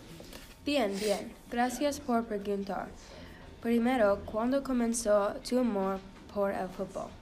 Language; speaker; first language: Spanish; non-native, learner; English